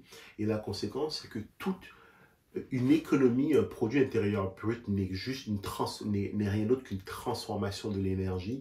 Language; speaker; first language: French; native; French